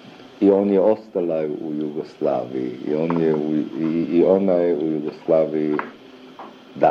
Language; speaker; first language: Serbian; early bilingual, other home language; German